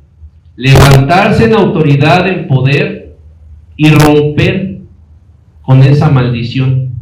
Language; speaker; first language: Spanish; native; Spanish